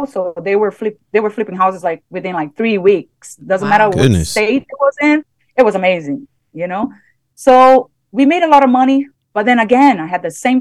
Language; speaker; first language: English; non-native, fluent; Portuguese